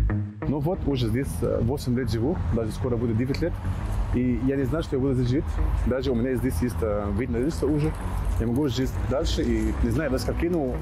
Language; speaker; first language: Russian; non-native, fluent; Arabic